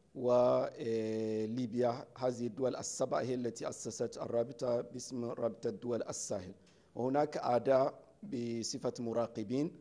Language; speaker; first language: Arabic; non-native, fluent; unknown